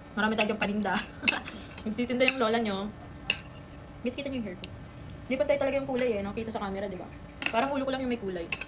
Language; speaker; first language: Filipino; non-native, local second language; Bikol